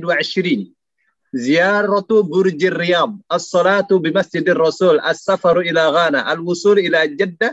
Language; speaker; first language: Arabic; non-native, fluent; Indonesian